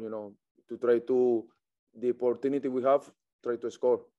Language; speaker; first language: English; non-native, learner; Spanish